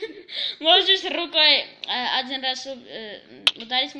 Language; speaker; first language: Russian; early bilingual, heritage; Russian